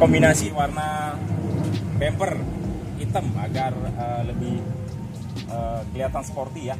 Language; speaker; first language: Indonesian; native; Indonesian